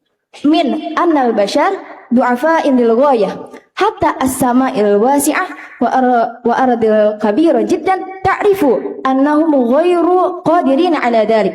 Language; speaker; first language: Arabic; non-native, learner; Indonesian